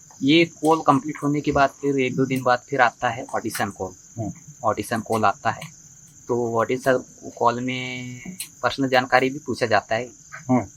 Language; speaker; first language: Hindi; native; Hindi